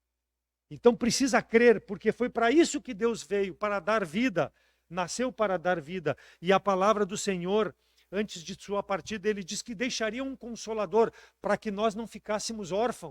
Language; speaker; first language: Portuguese; native; Portuguese